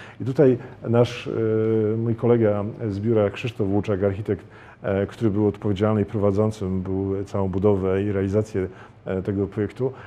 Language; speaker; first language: Polish; native; Polish